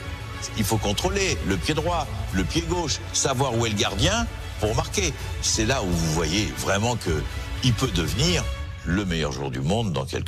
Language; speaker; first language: French; native; French